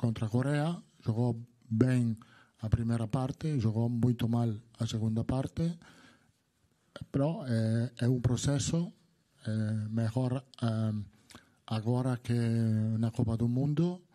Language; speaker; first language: Portuguese; non-native, learner; Italian